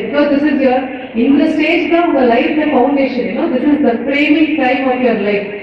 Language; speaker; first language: English; non-native, local second language; Tamil